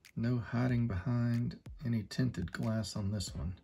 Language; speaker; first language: English; native; English